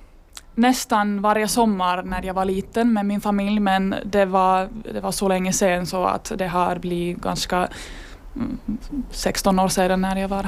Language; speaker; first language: Swedish; non-native, fluent; Finnish